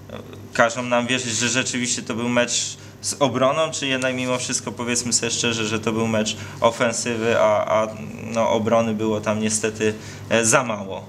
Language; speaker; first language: Polish; native; Polish